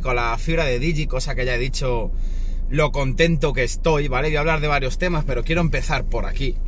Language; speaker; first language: Spanish; native; Spanish